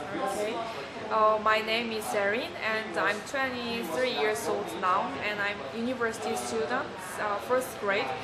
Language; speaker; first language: English; non-native, learner; Korean